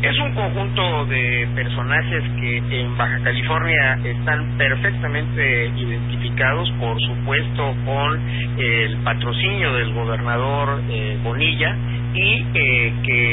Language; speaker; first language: Spanish; native; Spanish